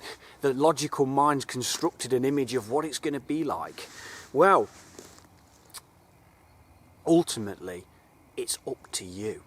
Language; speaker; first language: English; native; English